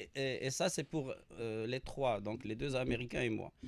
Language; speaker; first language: French; non-native, local second language; Arabic